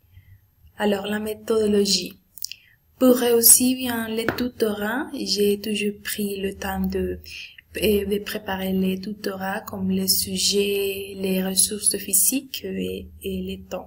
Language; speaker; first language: French; non-native, learner; Spanish